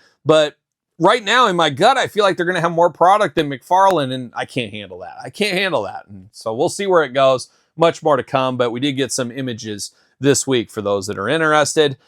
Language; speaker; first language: English; native; English